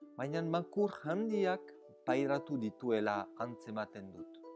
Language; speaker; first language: Basque; native; Basque